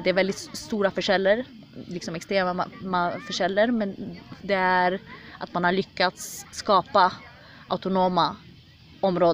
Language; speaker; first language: Swedish; early bilingual, other home language; Kurdish